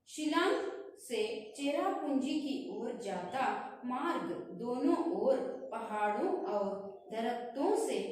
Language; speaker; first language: Hindi; non-native, local second language; Kannada